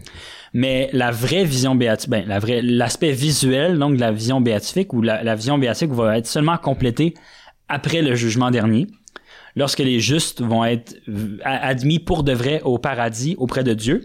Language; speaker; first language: French; native; French